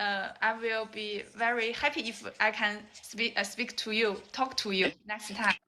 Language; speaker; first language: English; non-native, learner; Chinese